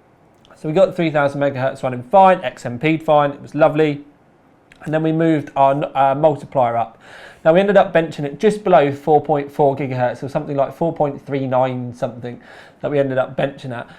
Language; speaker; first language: English; native; English